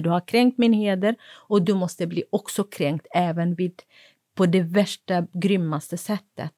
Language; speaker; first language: Swedish; non-native, fluent; Kurdish